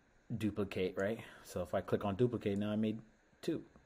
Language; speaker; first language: English; early bilingual, other home language; Spanish